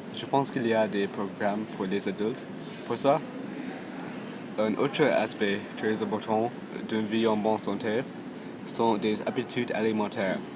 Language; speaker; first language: French; non-native, local second language; English